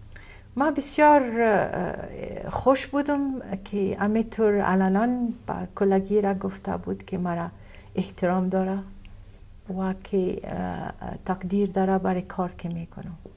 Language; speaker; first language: Persian; non-native, fluent; Arabic